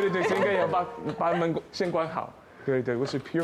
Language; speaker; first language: Chinese; non-native, fluent; English